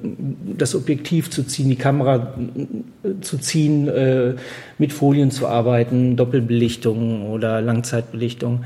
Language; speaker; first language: German; native; German